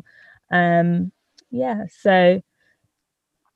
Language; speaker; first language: English; native; English